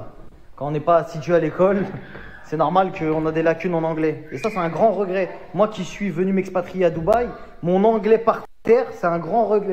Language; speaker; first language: French; native; French